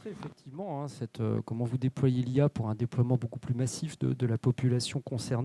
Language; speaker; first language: French; native; French